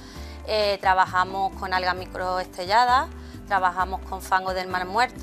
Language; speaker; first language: Spanish; native; Spanish